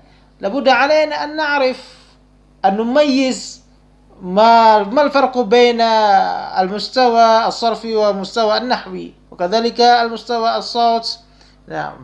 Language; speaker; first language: Arabic; non-native, fluent; Indonesian